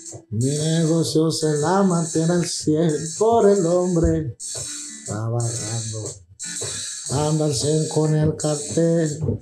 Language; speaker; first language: Spanish; early bilingual, other home language; English